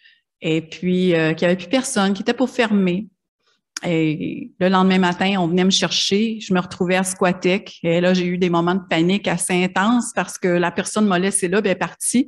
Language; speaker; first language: French; native; French